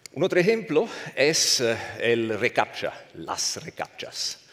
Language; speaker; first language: Spanish; non-native, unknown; Italian